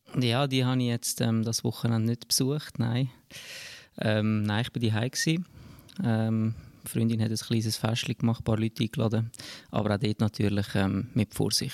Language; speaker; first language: German; native; German